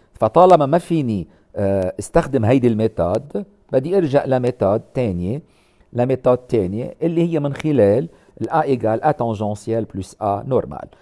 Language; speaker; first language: French; non-native, local second language; Arabic